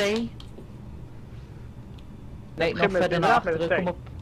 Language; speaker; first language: Dutch; native; Dutch